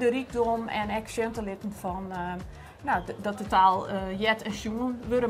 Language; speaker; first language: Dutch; non-native, local second language; Western Frisian